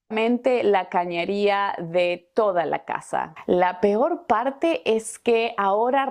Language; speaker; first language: Spanish; native; Spanish